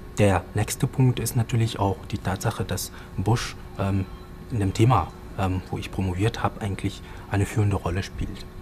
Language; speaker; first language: German; non-native, fluent; French